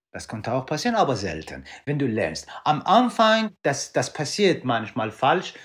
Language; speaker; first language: German; non-native, learner; Persian